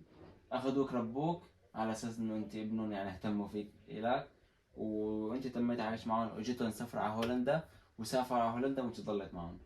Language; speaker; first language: Arabic; native; Arabic